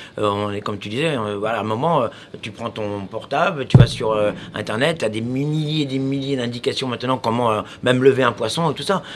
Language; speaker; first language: French; native; French